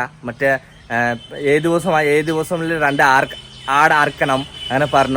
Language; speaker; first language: Malayalam; non-native, learner; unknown